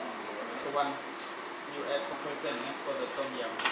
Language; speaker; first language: English; non-native, learner; Thai